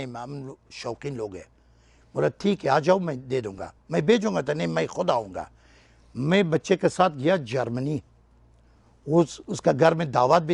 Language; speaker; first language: Hindi; non-native, learner; Persian